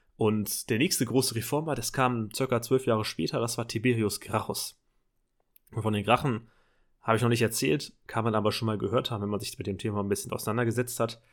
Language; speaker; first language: German; native; German